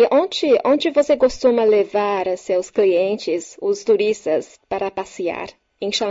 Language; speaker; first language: Portuguese; non-native, fluent; Chinese